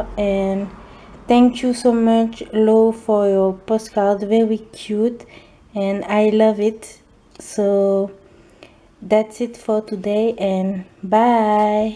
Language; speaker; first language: English; non-native, learner; French